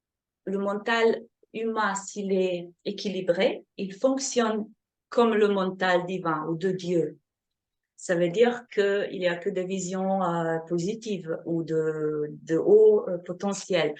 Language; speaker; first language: French; non-native, fluent; Slovenian